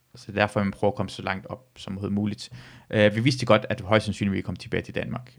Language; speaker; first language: Danish; early bilingual, other home language; Persian